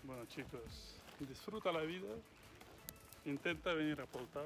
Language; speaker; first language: Spanish; non-native, fluent; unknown